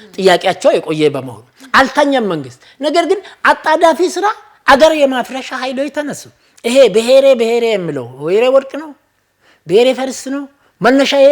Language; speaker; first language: Amharic; non-native, local second language; Oromo